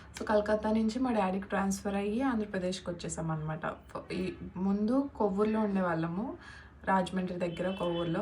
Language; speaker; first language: Telugu; non-native, local second language; Hindi